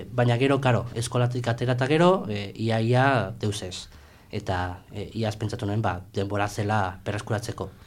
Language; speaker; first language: Basque; non-native, local second language; Spanish